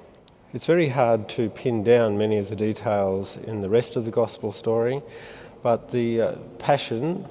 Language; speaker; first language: English; native; English